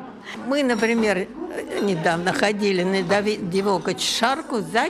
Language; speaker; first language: Czech; non-native, learner; Russian